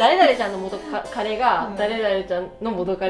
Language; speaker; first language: Japanese; native; Japanese